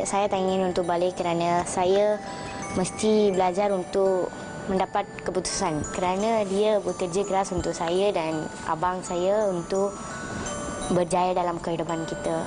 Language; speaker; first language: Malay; non-native, local second language; Tamil